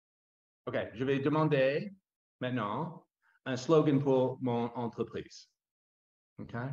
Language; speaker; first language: French; non-native, fluent; English